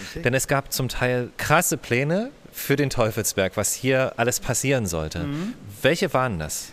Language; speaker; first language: German; native; German